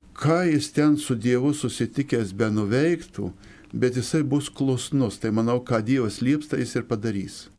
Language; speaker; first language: Lithuanian; native; Lithuanian